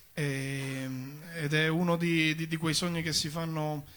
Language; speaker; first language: Italian; non-native, local second language; Sicilian